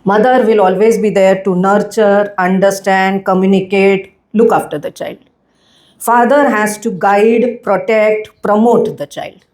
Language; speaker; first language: English; non-native, local second language; Hindi